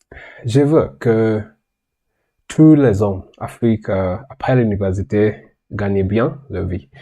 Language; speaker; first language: French; non-native, learner; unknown